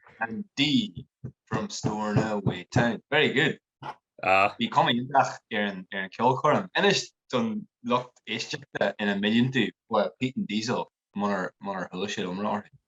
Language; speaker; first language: Irish; native; Irish